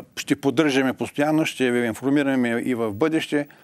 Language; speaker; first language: Bulgarian; native; Bulgarian